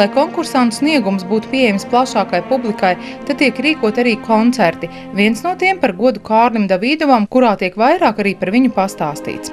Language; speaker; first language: Latvian; native; Latvian